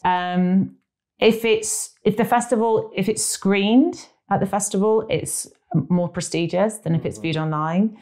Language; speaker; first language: English; native; English